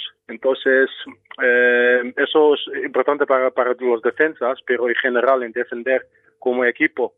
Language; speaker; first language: Spanish; non-native, fluent; Dutch